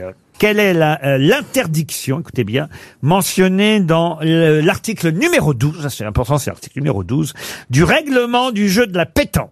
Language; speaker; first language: French; native; French